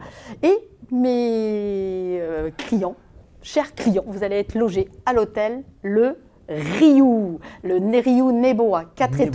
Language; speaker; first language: French; native; French